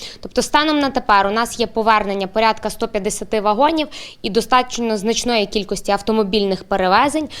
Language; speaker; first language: Ukrainian; native; Ukrainian